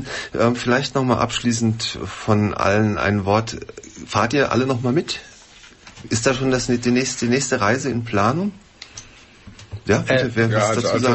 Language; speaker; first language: German; native; German